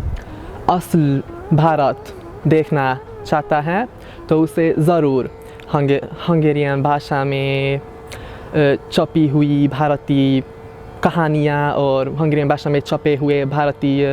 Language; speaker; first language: Hindi; non-native, fluent; Hungarian